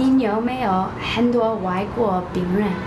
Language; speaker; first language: Chinese; non-native, learner; English